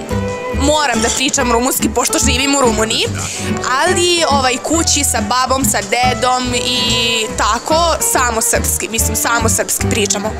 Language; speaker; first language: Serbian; early bilingual, heritage; Serbian